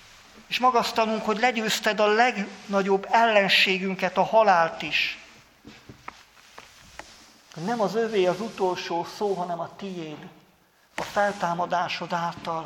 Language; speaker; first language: Hungarian; native; Hungarian